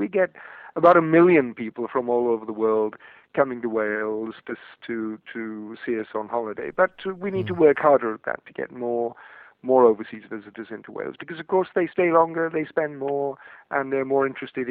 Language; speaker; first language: English; non-native, local second language; Welsh